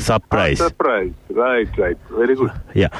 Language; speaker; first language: English; non-native, learner; Sinhala